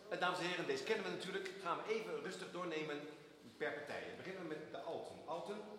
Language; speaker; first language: Dutch; native; Dutch